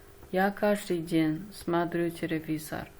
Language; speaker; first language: Russian; non-native, learner; Chinese